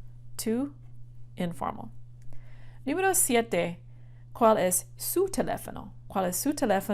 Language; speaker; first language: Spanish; non-native, fluent; English